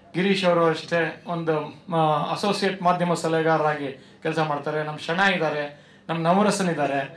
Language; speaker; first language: Kannada; native; Kannada